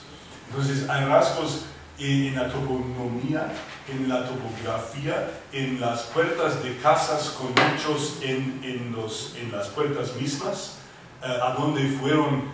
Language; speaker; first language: Spanish; non-native, fluent; English